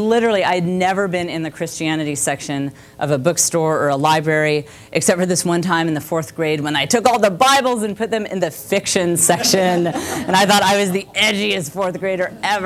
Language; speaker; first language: English; native; English